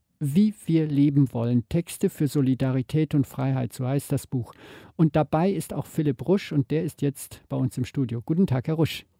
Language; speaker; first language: German; native; German